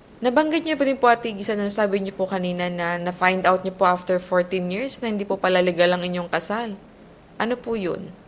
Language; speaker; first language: Filipino; native; Filipino